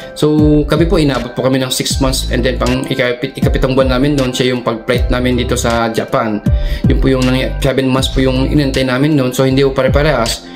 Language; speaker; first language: Filipino; native; Filipino